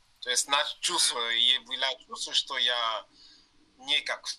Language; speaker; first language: Russian; non-native, learner; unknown